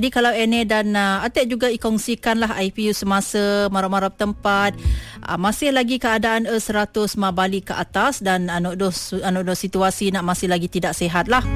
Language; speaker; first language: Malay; non-native, local second language; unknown